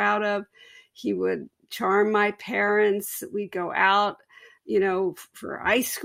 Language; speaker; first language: English; native; English